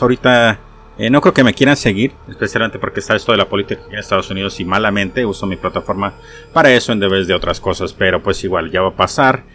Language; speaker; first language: Spanish; native; Spanish